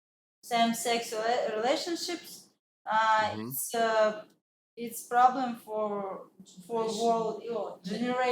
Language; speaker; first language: English; non-native, learner; Russian